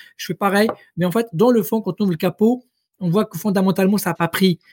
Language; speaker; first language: French; non-native, local second language; Arabic